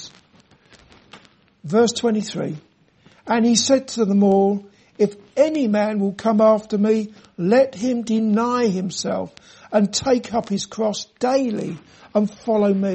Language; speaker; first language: English; native; English